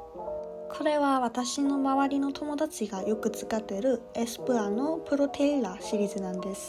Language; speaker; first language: Japanese; non-native, fluent; Korean